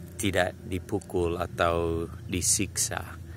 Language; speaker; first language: Indonesian; non-native, fluent; English